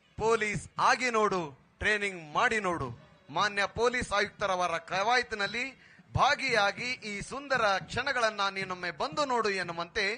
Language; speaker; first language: Kannada; native; Kannada